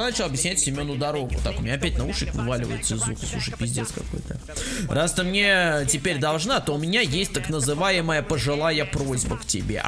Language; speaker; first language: Russian; native; Russian